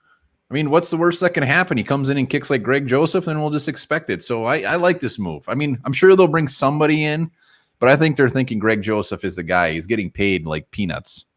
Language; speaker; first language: English; native; English